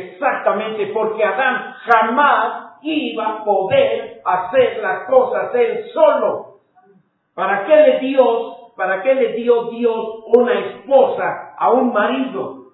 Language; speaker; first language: Spanish; native; Spanish